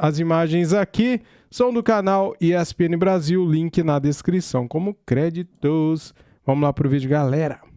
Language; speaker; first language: Portuguese; native; Portuguese